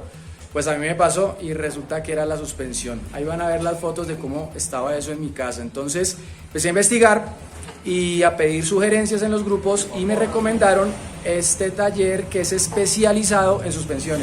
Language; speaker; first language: Spanish; native; Spanish